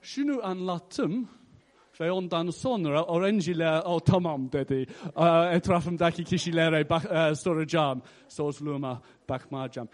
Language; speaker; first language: Turkish; non-native, fluent; English